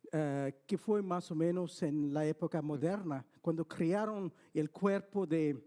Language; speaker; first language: Spanish; non-native, fluent; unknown